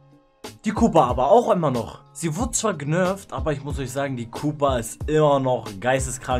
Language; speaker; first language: German; native; German